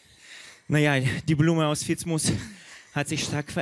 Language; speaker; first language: German; native; German